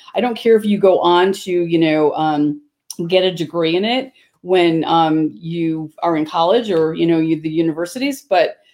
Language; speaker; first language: English; native; English